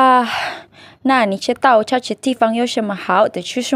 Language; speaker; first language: Chinese; non-native, learner; Indonesian